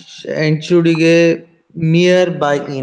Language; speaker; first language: German; non-native, learner; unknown